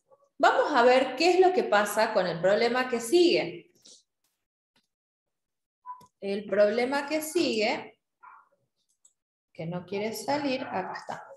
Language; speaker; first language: Spanish; native; Spanish